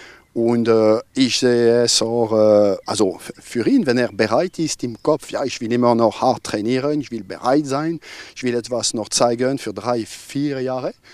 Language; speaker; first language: German; non-native, local second language; French